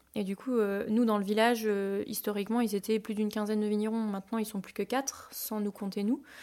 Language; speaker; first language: French; native; French